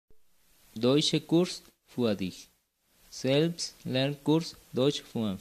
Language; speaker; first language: German; non-native, fluent; Spanish